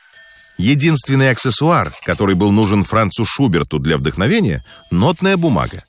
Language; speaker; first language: Russian; native; Russian